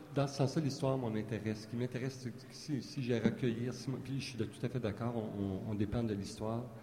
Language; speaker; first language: French; native; French